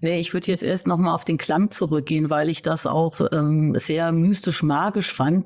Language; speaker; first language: German; native; German